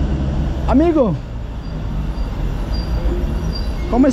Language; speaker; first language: Spanish; non-native, learner; English